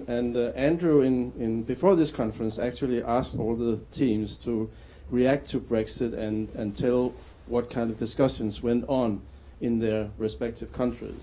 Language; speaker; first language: English; non-native, fluent; Danish